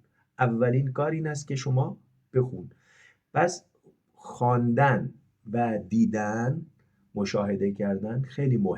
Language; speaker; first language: Persian; non-native, fluent; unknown